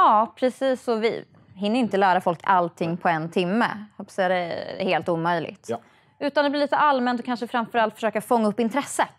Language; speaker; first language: Swedish; native; Swedish